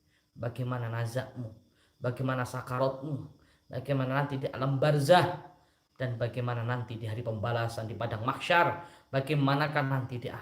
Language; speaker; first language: Indonesian; native; Indonesian